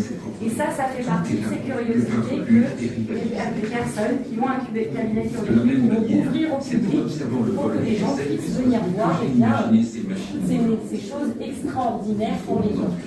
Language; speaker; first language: French; native; French